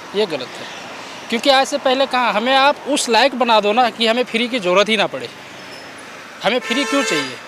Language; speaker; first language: Hindi; native; Hindi